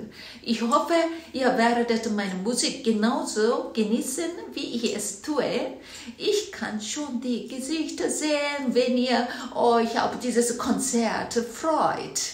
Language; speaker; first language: German; non-native, fluent; Korean